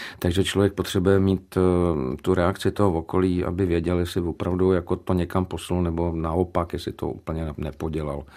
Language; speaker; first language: Czech; native; Czech